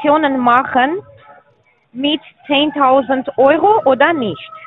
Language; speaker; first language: German; non-native, learner; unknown